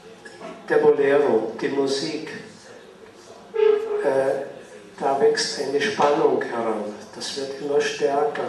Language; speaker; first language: German; native; German